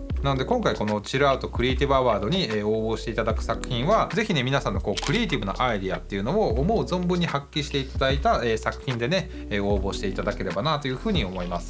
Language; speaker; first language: Japanese; native; Japanese